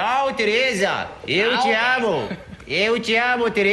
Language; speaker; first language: Portuguese; non-native, learner; Serbian